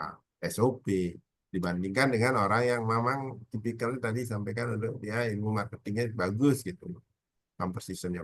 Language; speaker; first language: Indonesian; native; Indonesian